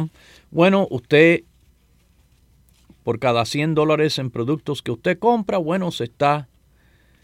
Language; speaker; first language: Spanish; native; Spanish